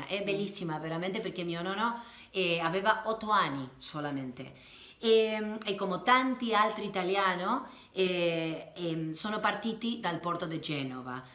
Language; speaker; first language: Italian; non-native, learner; Spanish